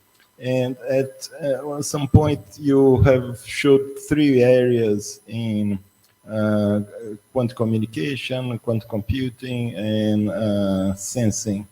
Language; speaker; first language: English; non-native, fluent; Portuguese